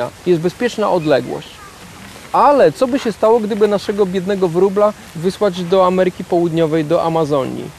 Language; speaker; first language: Polish; native; Polish